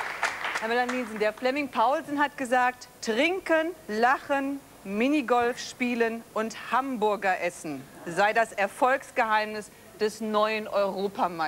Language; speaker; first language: German; native; German